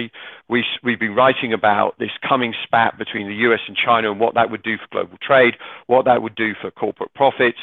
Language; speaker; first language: English; native; English